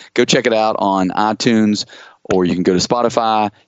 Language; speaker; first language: English; native; English